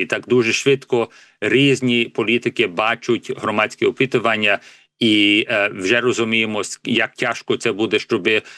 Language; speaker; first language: Ukrainian; early bilingual, heritage; English